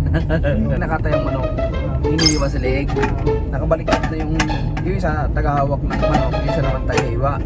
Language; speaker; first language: Filipino; native; Filipino